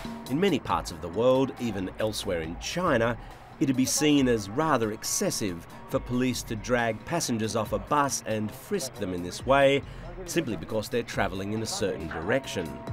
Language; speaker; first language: English; native; English